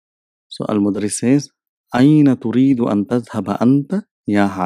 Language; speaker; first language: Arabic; non-native, fluent; English